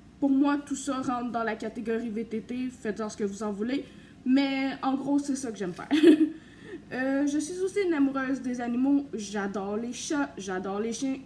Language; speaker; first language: French; native; French